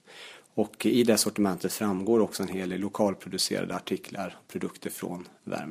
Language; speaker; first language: Swedish; native; Swedish